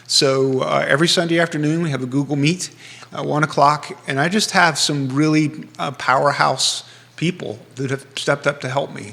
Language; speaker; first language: English; native; English